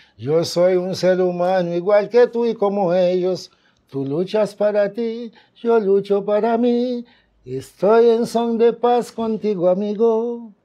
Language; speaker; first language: Spanish; non-native, fluent; Haitian Creole